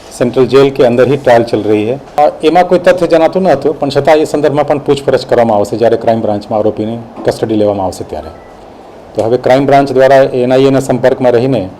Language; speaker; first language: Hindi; non-native, local second language; Gujarati